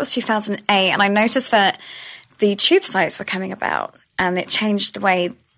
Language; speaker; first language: English; native; English